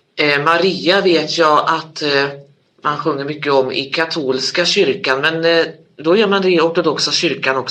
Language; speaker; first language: Swedish; native; Swedish